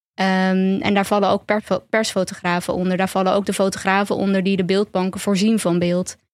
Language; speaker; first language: Dutch; early bilingual, other home language; Turkish